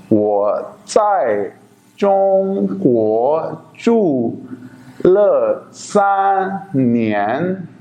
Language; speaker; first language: Chinese; non-native, fluent; Urdu